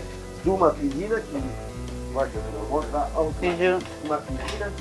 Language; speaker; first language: French; native; French